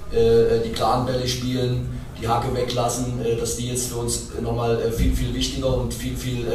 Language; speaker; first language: German; native; German